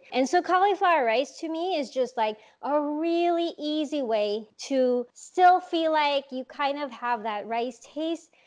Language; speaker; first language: English; non-native, local second language; Filipino